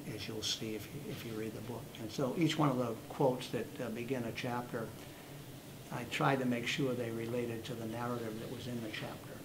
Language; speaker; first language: English; native; English